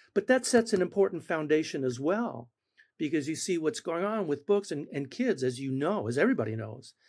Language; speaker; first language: English; non-native, fluent; Spanish